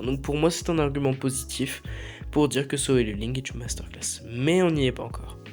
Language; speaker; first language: French; native; French